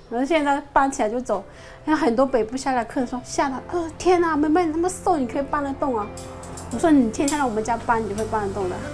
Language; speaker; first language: Chinese; native; Chinese